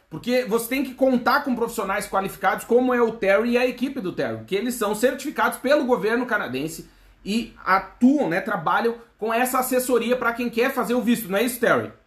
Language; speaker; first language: Portuguese; native; Portuguese